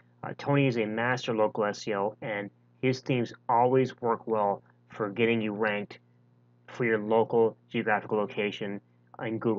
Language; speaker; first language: English; native; English